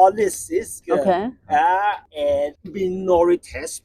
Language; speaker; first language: Norwegian; non-native, learner; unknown